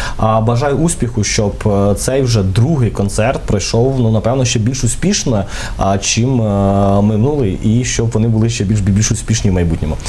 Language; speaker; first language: Ukrainian; native; Ukrainian